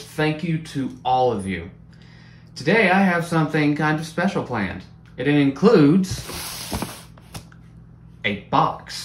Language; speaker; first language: English; native; English